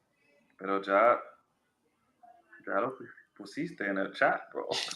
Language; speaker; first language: Spanish; non-native, learner; English